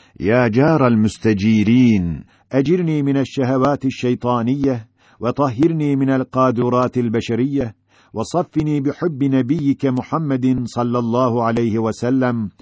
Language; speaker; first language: Arabic; non-native, fluent; Turkish